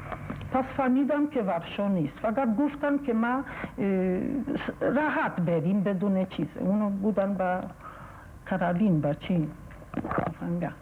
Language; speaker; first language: Persian; non-native, fluent; Polish